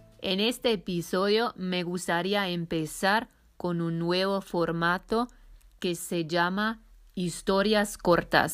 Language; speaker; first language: Spanish; non-native, fluent; German